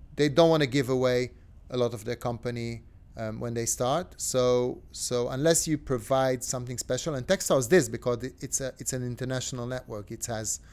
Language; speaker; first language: English; non-native, fluent; Hebrew